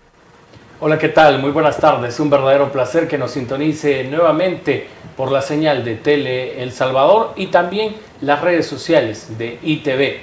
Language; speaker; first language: Spanish; native; Spanish